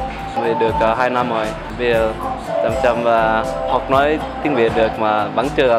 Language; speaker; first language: Vietnamese; early bilingual, heritage; German